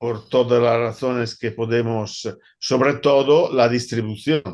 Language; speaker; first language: Spanish; non-native, fluent; Italian